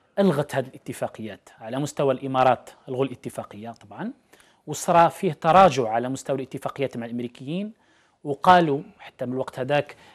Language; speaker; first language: Arabic; native; Arabic